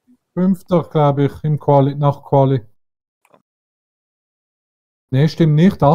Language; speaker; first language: German; native; German